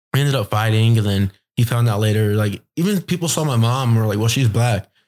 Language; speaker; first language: English; early bilingual, other home language; Spanish